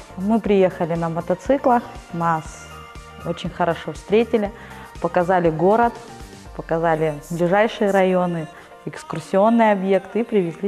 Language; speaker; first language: Russian; native; Russian